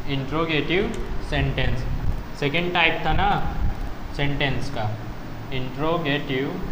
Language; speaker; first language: Hindi; native; Hindi